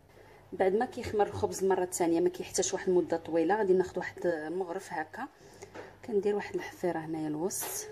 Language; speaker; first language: Arabic; native; Arabic